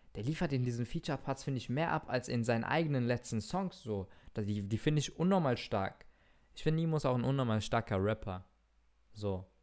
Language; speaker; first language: German; early bilingual, other home language; Turkish